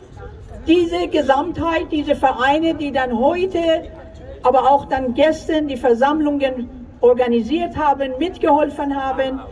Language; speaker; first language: German; non-native, fluent; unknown